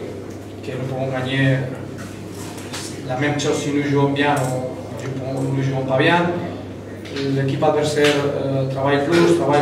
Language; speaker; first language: French; non-native, fluent; Spanish